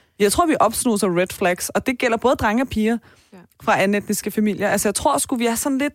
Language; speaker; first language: Danish; early bilingual, other home language; Persian